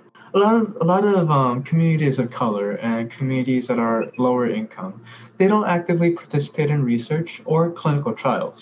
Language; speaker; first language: English; early bilingual, other home language; Korean